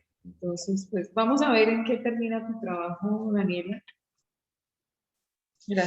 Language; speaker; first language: Spanish; native; Spanish